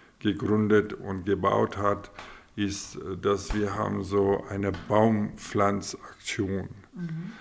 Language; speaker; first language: German; non-native, local second language; Afrikaans